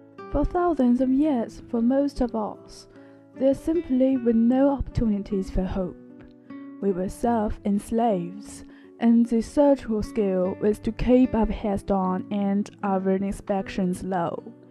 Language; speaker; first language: English; non-native, learner; Chinese